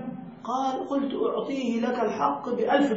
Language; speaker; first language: Arabic; native; Arabic